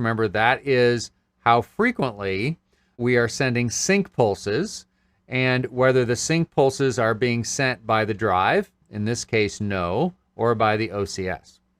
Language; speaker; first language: English; native; English